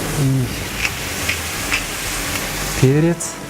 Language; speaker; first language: Russian; non-native, local second language; Kyrgyz